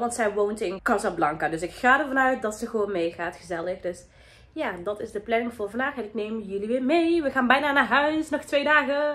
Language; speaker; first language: Dutch; early bilingual, other home language; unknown